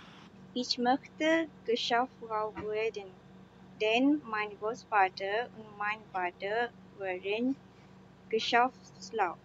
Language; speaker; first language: German; non-native, learner; Malay